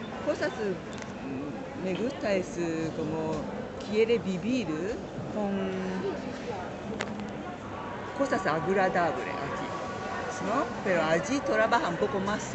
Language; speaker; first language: Spanish; non-native, learner; Japanese